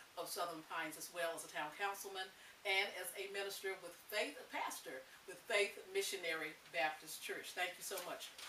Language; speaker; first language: English; native; English